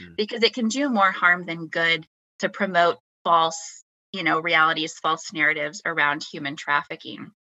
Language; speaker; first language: English; native; English